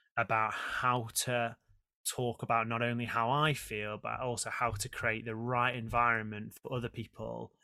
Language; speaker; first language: English; native; English